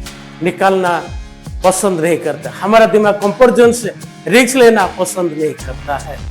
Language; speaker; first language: Hindi; non-native, local second language; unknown